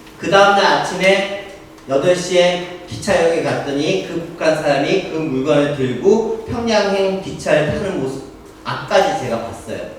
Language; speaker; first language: Korean; native; Korean